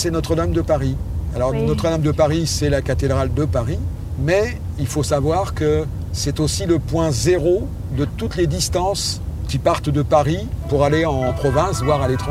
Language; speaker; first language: French; native; French